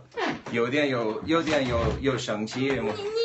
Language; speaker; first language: Chinese; non-native, fluent; English